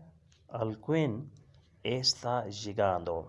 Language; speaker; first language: Spanish; non-native, fluent; Urdu